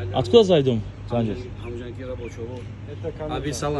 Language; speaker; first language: Russian; non-native, learner; Turkish